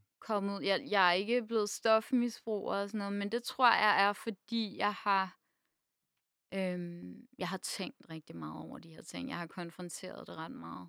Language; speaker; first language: Danish; native; Danish